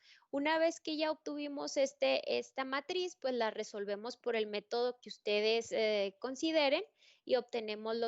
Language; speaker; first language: Spanish; native; Spanish